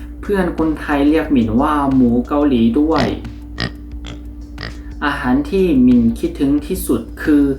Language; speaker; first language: Thai; non-native, fluent; Korean